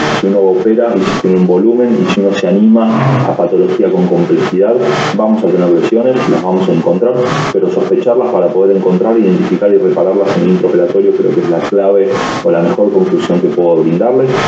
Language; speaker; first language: Spanish; native; Spanish